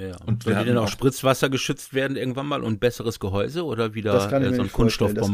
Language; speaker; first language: German; native; German